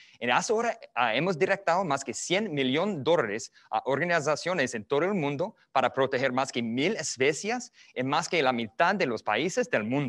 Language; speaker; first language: Spanish; non-native, fluent; English